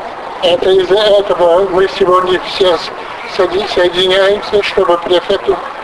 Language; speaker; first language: Russian; non-native, fluent; French